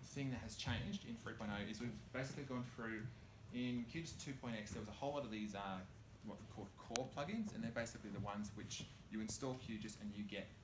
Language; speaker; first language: English; native; English